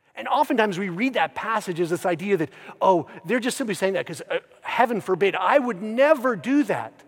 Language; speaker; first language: English; native; English